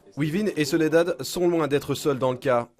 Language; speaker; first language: French; native; French